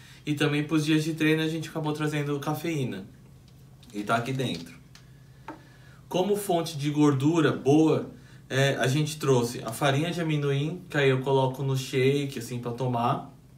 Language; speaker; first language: Portuguese; native; Portuguese